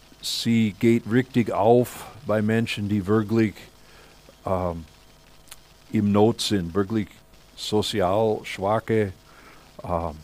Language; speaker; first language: German; non-native, fluent; English